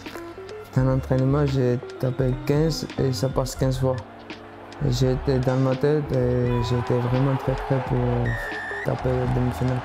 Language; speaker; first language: French; non-native, learner; Georgian